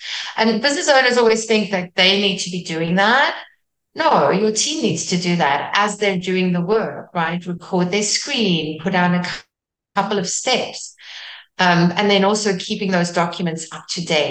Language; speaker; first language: English; non-native, local second language; Afrikaans